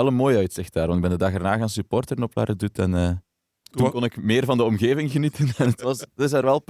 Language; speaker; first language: Dutch; native; Dutch